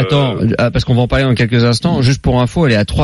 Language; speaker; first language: French; native; French